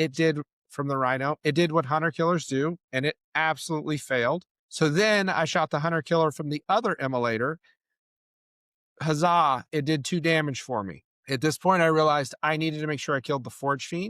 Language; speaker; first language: English; native; English